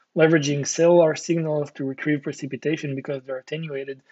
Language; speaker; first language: English; non-native, fluent; Hebrew